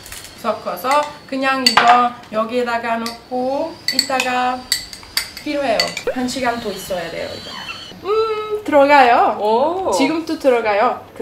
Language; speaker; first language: Korean; non-native, learner; Italian